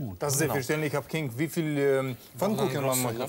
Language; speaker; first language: German; non-native, learner; Russian